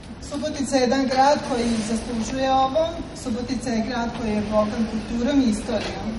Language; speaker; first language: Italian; non-native, learner; Serbian